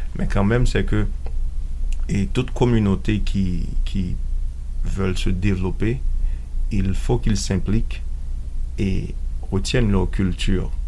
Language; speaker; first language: French; non-native, local second language; Haitian Creole